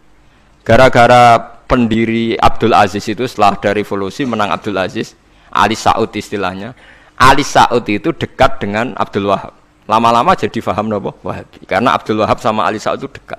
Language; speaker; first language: Indonesian; non-native, local second language; Javanese